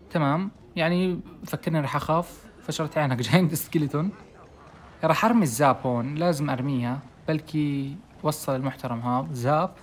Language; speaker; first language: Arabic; native; Arabic